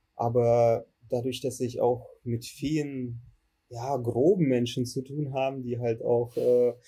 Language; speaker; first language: German; early bilingual, other home language; Russian